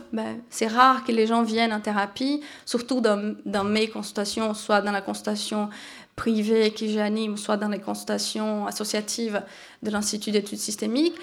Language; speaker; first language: French; non-native, fluent; Portuguese